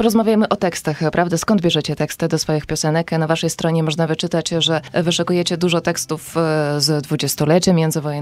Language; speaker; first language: Polish; native; Polish